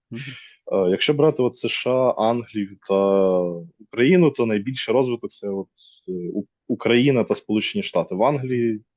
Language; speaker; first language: Ukrainian; native; Ukrainian